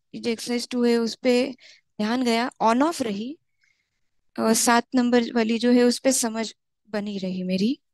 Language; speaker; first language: Hindi; non-native, local second language; Marathi